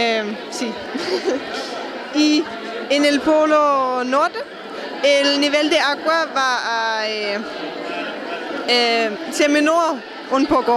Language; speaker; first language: Spanish; non-native, learner; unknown